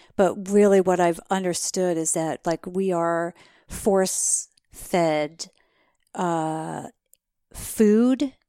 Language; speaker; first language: English; native; English